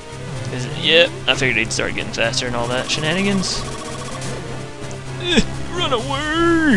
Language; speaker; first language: English; native; English